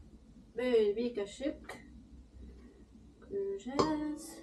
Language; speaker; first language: Turkish; non-native, learner; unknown